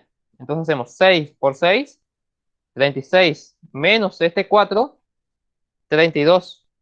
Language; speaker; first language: Spanish; native; Spanish